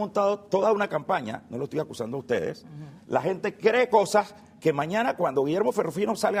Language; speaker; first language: Spanish; native; Spanish